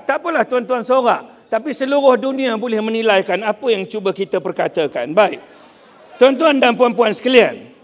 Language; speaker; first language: Malay; non-native, local second language; Chinese